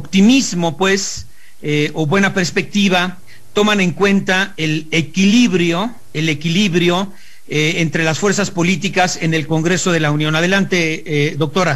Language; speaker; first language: Spanish; native; Spanish